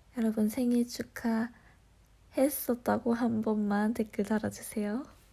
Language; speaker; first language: Korean; native; Korean